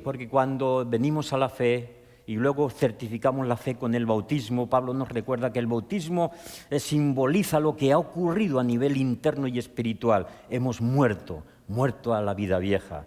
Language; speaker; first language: Spanish; native; Spanish